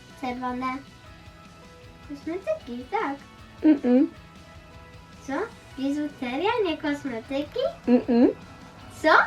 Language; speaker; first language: Polish; early bilingual, heritage; Polish